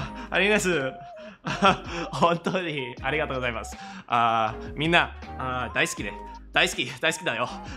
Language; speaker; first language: Japanese; non-native, learner; English